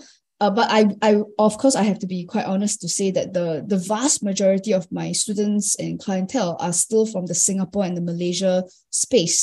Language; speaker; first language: English; native; English